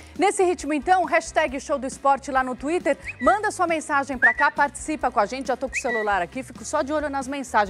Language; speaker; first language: Portuguese; native; Portuguese